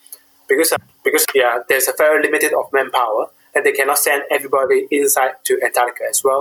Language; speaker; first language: English; non-native, local second language; Cantonese